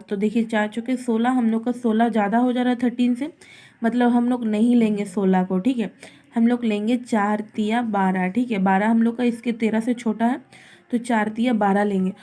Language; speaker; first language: Hindi; native; Hindi